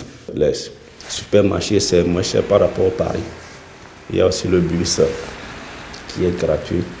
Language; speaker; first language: French; non-native, fluent; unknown